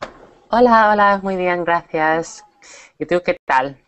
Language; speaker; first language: Spanish; non-native, learner; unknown